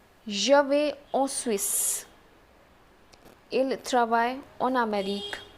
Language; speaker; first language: French; non-native, fluent; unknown